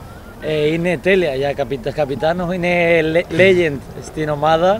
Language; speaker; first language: Greek; non-native, learner; Spanish